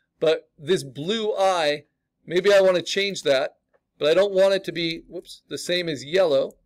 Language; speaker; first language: English; native; English